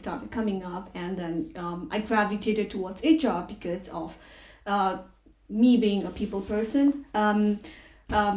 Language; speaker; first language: English; non-native, local second language; Nepali